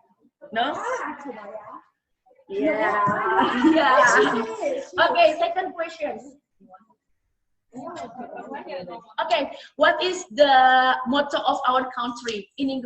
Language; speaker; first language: English; non-native, learner; Indonesian